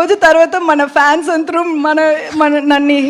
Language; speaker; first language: Telugu; non-native, learner; Tamil